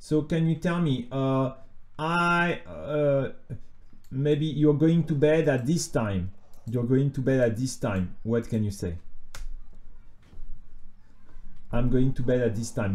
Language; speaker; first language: English; non-native, fluent; French